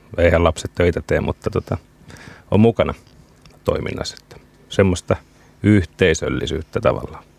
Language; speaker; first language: Finnish; native; Finnish